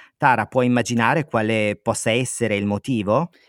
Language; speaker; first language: Italian; native; Italian